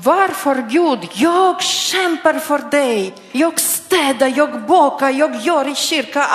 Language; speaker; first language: Swedish; non-native, learner; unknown